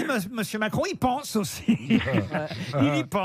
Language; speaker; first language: French; native; French